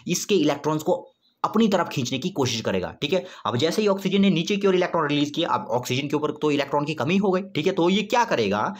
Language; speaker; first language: Hindi; native; Hindi